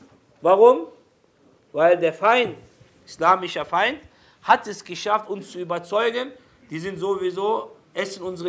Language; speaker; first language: German; non-native, fluent; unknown